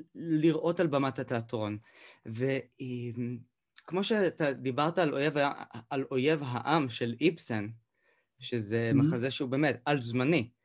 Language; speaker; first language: Hebrew; native; Hebrew